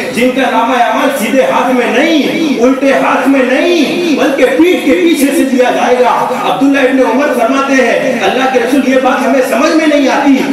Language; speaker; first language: Hindi; non-native, local second language; Gujarati